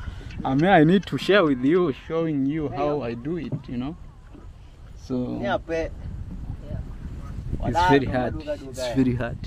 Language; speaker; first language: English; non-native, fluent; Rundi